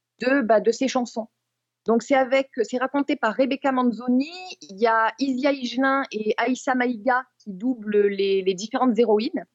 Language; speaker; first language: French; native; French